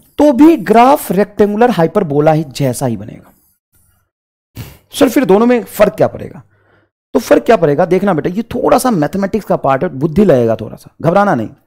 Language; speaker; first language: Hindi; native; Hindi